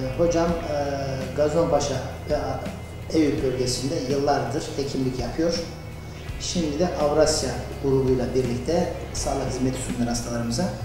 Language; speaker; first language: Turkish; native; Turkish